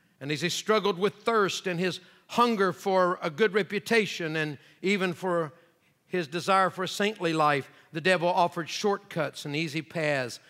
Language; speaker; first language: English; native; English